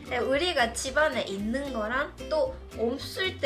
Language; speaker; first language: Korean; non-native, fluent; Japanese